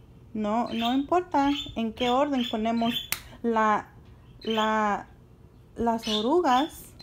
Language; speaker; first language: Spanish; early bilingual, heritage; Spanish